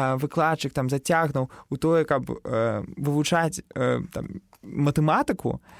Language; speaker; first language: Belarusian; non-native, local second language; Russian